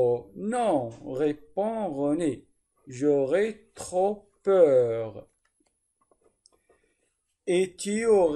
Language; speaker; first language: French; non-native, fluent; Arabic